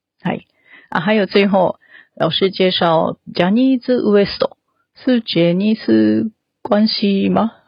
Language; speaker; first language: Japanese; non-native, learner; Chinese